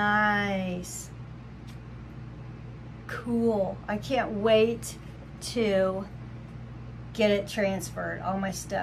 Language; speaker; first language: English; native; English